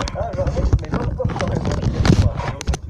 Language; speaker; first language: French; native; French